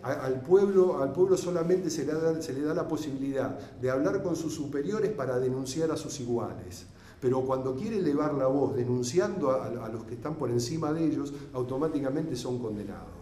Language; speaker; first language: Spanish; native; Spanish